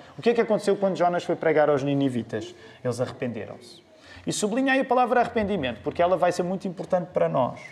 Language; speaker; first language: Portuguese; native; Portuguese